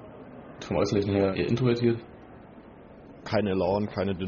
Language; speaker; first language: German; native; German